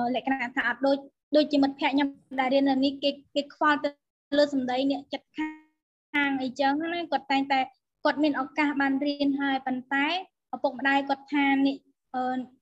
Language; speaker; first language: Khmer; non-native, local second language; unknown